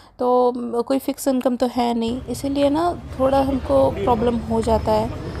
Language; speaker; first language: Hindi; native; Hindi